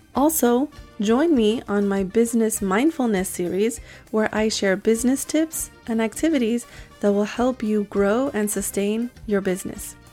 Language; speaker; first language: English; early bilingual, other home language; Spanish